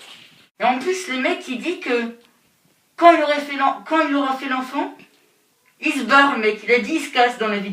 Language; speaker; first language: French; native; French